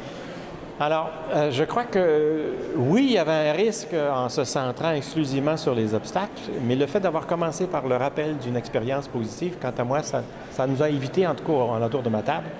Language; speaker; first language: French; native; French